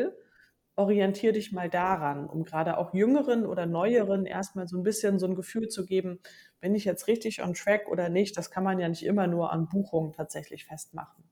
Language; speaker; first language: German; native; German